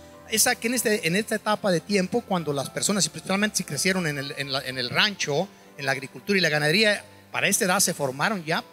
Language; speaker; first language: Spanish; native; Spanish